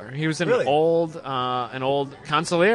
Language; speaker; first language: English; native; English